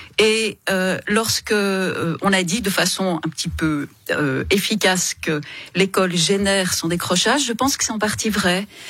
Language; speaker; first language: French; native; French